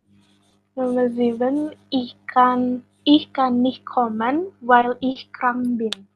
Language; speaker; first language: German; non-native, learner; Indonesian